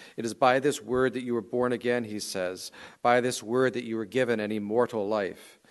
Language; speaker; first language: English; native; English